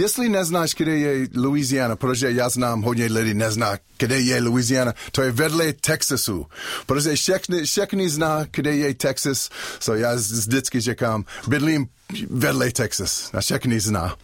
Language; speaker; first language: Czech; non-native, learner; English